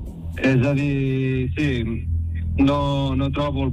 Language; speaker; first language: Catalan; early bilingual, other home language; Arabic